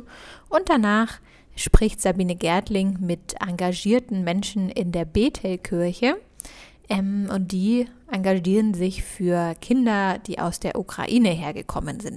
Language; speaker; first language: German; native; German